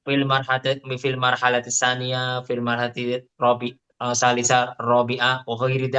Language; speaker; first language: Arabic; non-native, fluent; Indonesian